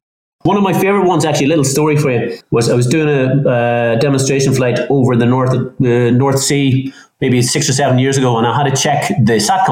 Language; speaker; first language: English; native; English